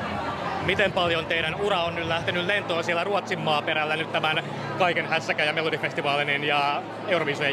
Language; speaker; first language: Finnish; native; Finnish